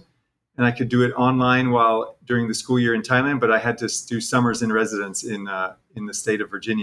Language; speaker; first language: English; native; English